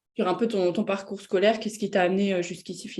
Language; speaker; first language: French; native; French